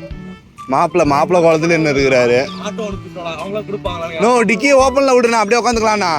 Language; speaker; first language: Tamil; native; Tamil